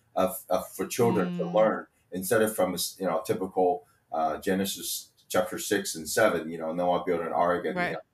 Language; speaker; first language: English; early bilingual, other home language; Chinese